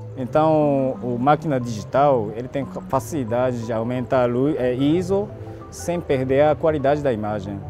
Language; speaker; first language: Portuguese; non-native, fluent; Japanese